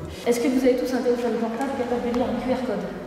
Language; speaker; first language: French; native; French